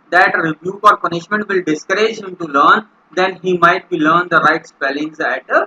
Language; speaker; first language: Hindi; non-native, local second language; Punjabi